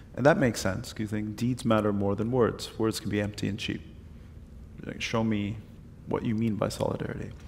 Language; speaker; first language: English; native; English